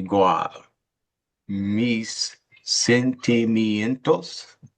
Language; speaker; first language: Spanish; non-native, learner; English